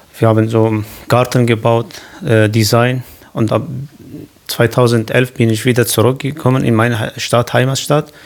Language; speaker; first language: German; non-native, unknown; Kurdish